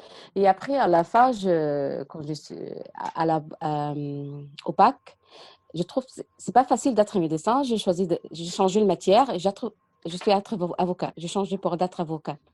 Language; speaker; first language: French; non-native, learner; Arabic